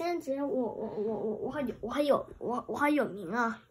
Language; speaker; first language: Chinese; early bilingual, heritage; Chinese